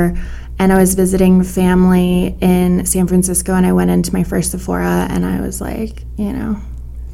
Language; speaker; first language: English; native; English